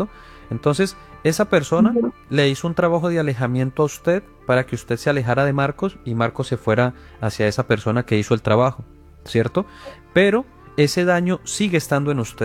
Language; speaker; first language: Spanish; native; Spanish